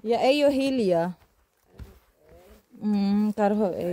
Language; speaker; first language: Finnish; non-native, learner; Filipino